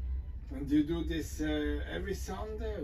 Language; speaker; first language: English; non-native, learner; German